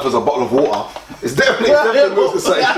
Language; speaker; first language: English; native; English